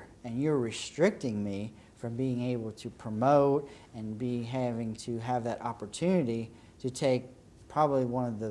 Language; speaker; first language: English; native; English